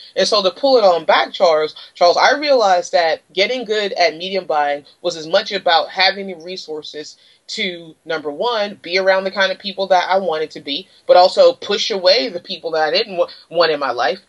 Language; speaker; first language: English; native; English